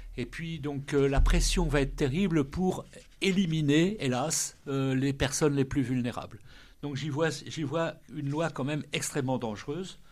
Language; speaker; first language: French; native; French